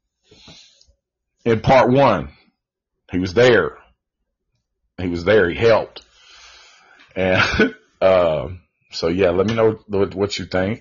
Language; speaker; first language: English; native; English